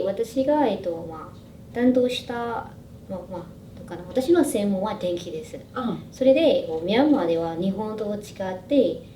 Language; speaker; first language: Japanese; non-native, fluent; Burmese